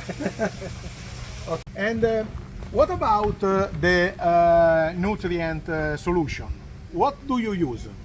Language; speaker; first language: English; non-native, learner; Italian